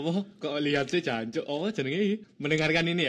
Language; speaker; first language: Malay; non-native, local second language; Javanese